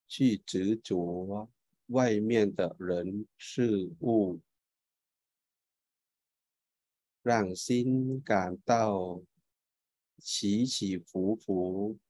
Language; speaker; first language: Chinese; non-native, fluent; Thai